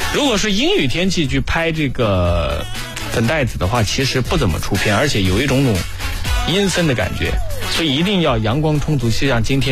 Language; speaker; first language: Chinese; native; Chinese